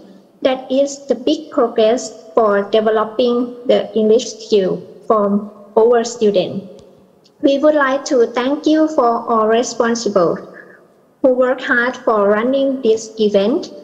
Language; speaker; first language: English; non-native, learner; Thai